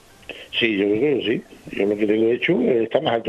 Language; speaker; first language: Spanish; native; Spanish